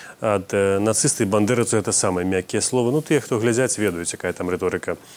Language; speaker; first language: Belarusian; native; Belarusian